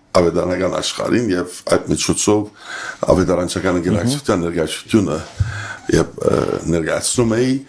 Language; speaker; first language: Armenian; early bilingual, heritage; Armenian